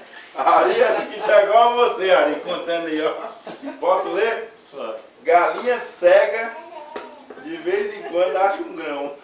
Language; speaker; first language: Portuguese; native; Portuguese